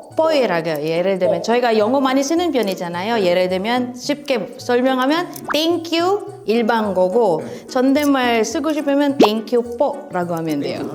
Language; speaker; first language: Korean; non-native, fluent; Filipino